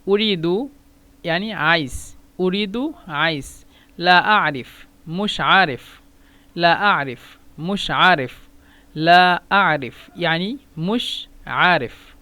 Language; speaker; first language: Arabic; non-native, fluent; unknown